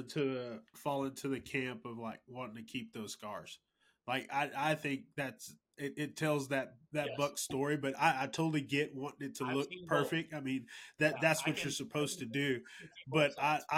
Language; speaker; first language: English; native; English